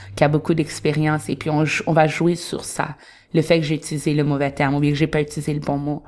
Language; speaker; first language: French; native; French